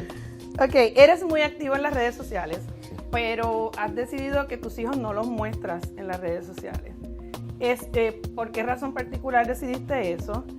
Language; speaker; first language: Spanish; native; Spanish